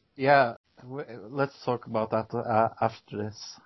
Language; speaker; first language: English; non-native, fluent; Norwegian